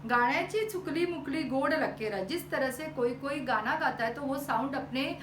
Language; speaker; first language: Hindi; non-native, local second language; Marathi